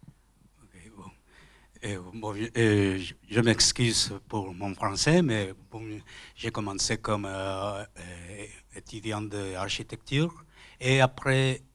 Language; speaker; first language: French; non-native, learner; Spanish